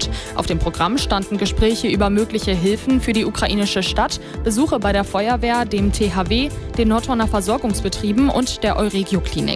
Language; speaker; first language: German; native; German